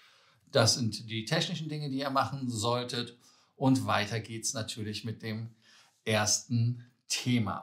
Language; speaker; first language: German; native; German